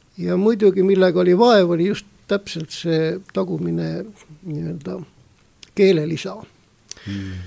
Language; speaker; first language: Estonian; native; Estonian